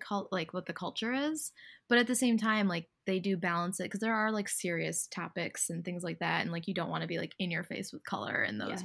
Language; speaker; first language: English; native; English